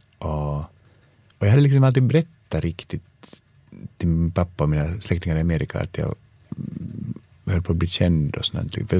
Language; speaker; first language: Swedish; native; Swedish